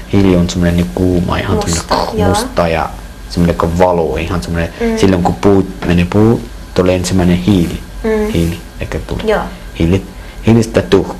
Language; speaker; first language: Finnish; non-native, learner; Persian